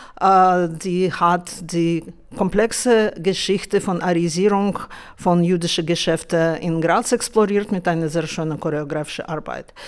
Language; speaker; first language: German; non-native, fluent; Russian